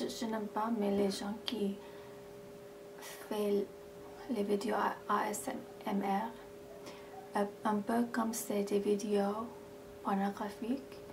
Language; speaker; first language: French; non-native, fluent; English